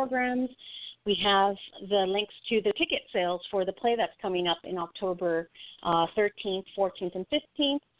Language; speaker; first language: English; native; English